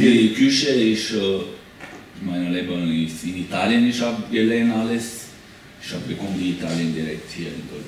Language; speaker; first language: German; non-native, learner; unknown